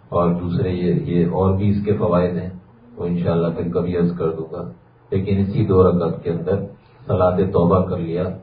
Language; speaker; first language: Urdu; native; Urdu